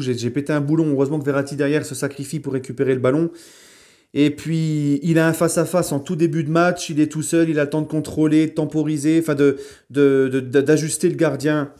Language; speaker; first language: French; native; French